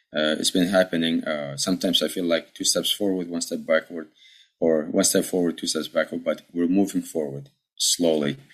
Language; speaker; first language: English; early bilingual, other home language; Arabic